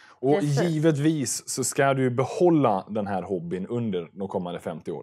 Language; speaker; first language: Swedish; native; Swedish